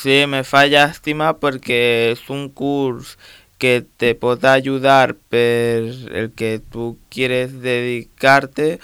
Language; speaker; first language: Catalan; non-native, local second language; Spanish